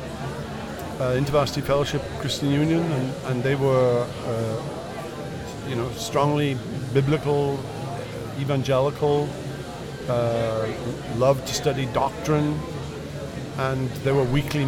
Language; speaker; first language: English; native; English